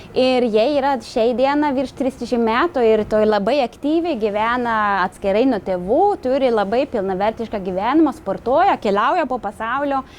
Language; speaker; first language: Lithuanian; non-native, fluent; Swedish